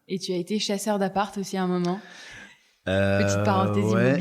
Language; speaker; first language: French; native; French